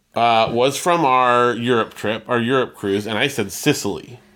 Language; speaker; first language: English; early bilingual, other home language; Italian